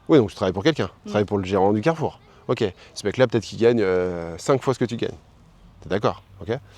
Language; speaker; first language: French; native; French